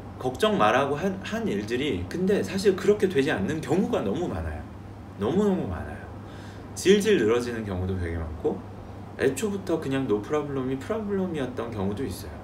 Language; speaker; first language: Korean; native; Korean